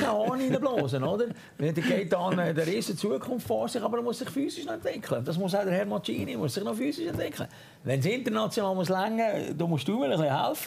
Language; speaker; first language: German; native; German